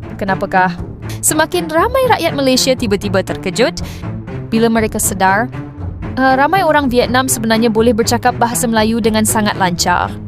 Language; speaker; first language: Malay; native; Malay